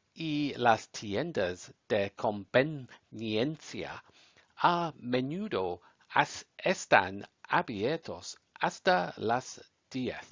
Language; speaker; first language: Spanish; non-native, learner; English